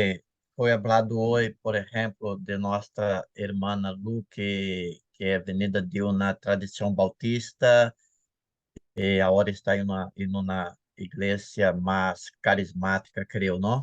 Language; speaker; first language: Spanish; non-native, fluent; Portuguese